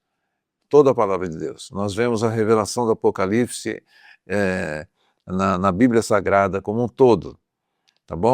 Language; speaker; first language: Portuguese; native; Portuguese